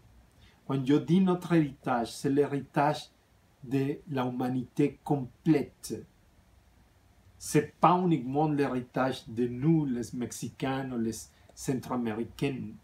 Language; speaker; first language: French; non-native, fluent; Spanish